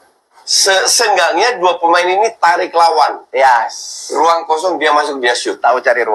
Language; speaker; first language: Indonesian; native; Indonesian